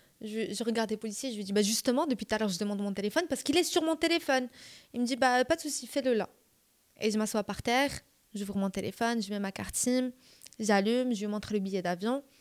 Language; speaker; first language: French; non-native, local second language; Arabic